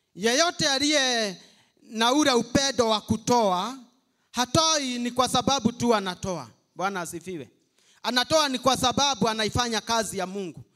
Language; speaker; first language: Swahili; non-native, local second language; Kikuyu